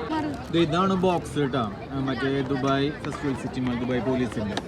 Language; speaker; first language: Malayalam; native; Malayalam